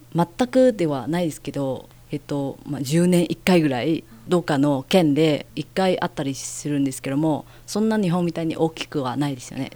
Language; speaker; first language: Japanese; non-native, fluent; Vietnamese